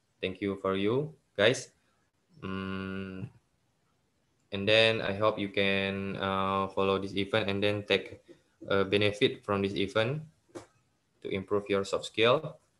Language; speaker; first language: English; non-native, learner; Indonesian